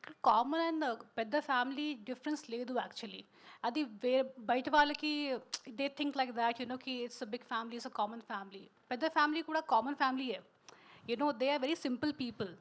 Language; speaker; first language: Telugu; non-native, local second language; Hindi